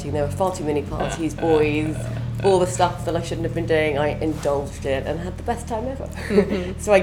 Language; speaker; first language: English; native; English